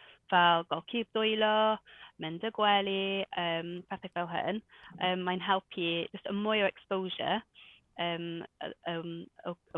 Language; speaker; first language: Welsh; non-native, local second language; English